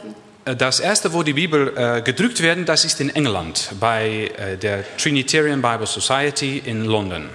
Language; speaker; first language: German; non-native, learner; Dutch